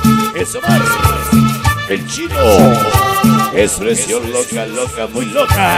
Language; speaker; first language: Spanish; native; Spanish